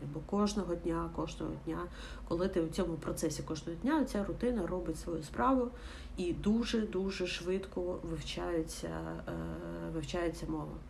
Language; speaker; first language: Ukrainian; non-native, local second language; Russian